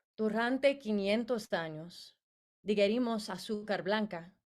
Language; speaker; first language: Spanish; early bilingual, other home language; English